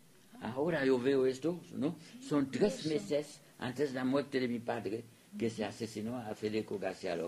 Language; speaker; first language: Spanish; non-native, fluent; French